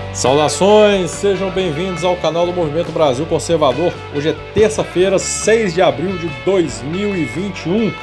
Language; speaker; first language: Portuguese; native; Portuguese